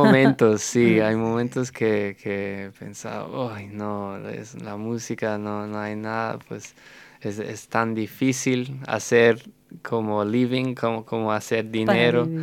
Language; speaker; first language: Spanish; non-native, fluent; English